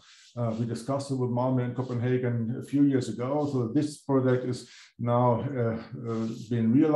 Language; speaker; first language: English; non-native, fluent; German